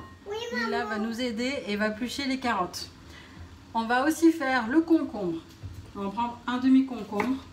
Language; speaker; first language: French; native; French